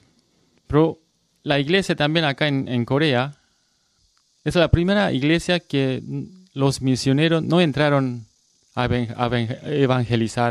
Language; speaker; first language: Spanish; non-native, learner; Korean